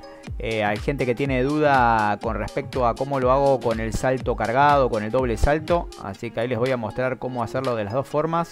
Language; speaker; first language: Spanish; native; Spanish